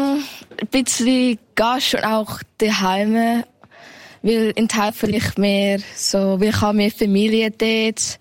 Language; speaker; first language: German; early bilingual, heritage; German